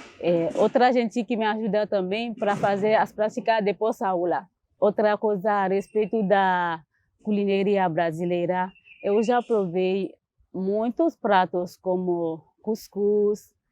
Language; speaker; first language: Portuguese; non-native, learner; Haitian Creole